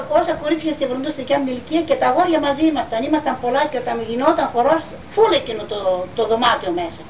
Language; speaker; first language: Greek; non-native, local second language; Bulgarian